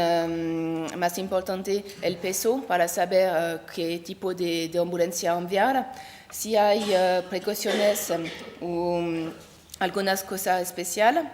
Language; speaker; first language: Spanish; non-native, learner; French